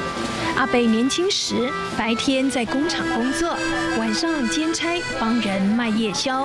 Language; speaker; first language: Chinese; native; Chinese